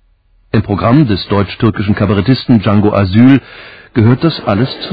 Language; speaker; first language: German; native; German